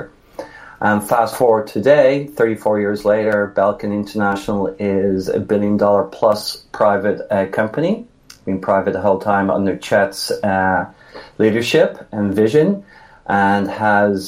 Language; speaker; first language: English; native; English